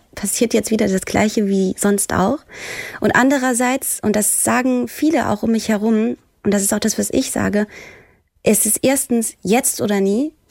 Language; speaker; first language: German; early bilingual, other home language; Persian